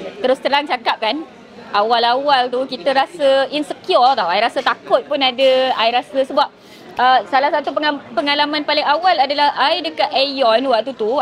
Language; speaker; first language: Malay; non-native, local second language; Tamil